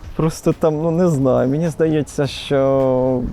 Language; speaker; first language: Ukrainian; native; Ukrainian